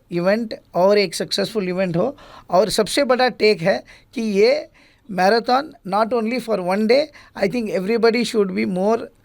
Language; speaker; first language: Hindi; non-native, local second language; Gujarati